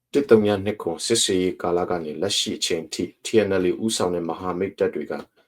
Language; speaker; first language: Burmese; non-native, local second language; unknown